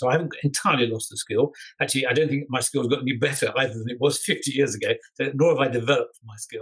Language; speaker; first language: English; native; English